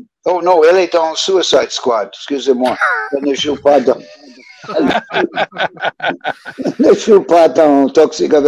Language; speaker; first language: French; non-native, learner; English